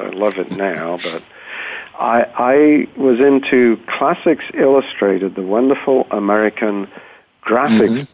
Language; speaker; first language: English; native; English